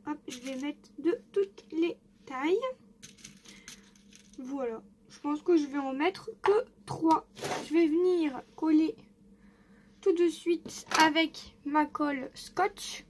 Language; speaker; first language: French; native; French